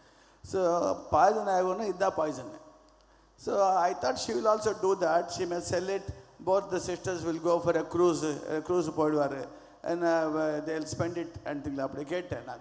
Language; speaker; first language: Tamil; non-native, learner; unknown